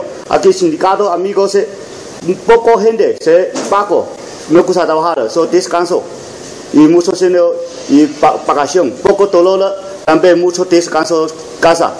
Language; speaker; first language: Spanish; non-native, learner; Chinese